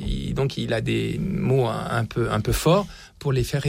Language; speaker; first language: French; native; French